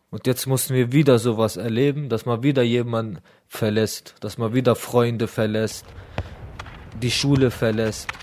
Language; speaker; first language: German; early bilingual, other home language; Arabic